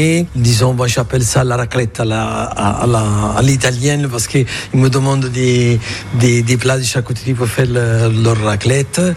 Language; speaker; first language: French; non-native, fluent; Italian